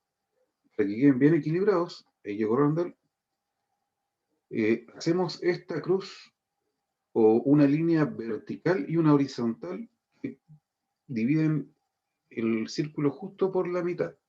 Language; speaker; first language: Spanish; native; Spanish